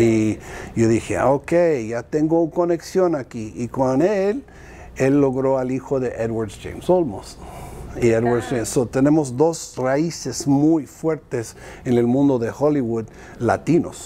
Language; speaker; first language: Spanish; early bilingual, heritage; Spanish